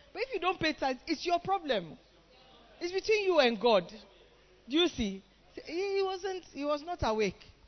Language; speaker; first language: English; non-native, local second language; Akan